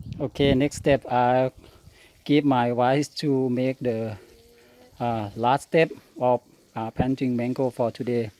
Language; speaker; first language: English; non-native, learner; Thai